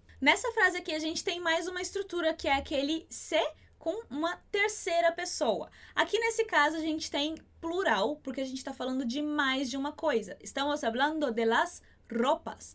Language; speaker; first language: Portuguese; native; Portuguese